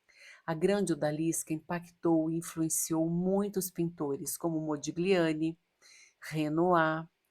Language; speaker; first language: Portuguese; native; Portuguese